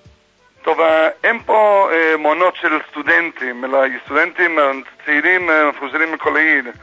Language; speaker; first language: Hebrew; non-native, fluent; English